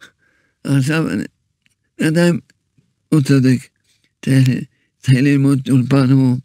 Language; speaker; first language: Hebrew; early bilingual, other home language; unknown